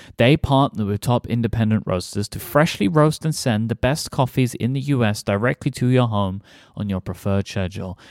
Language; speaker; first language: English; native; English